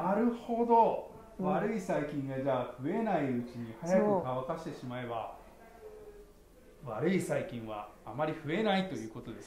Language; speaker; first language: Japanese; native; Japanese